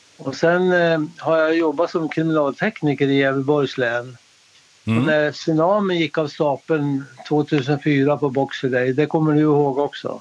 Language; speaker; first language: Swedish; native; Swedish